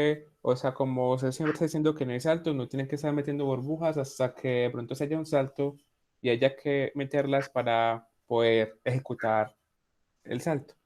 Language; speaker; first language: Spanish; native; Spanish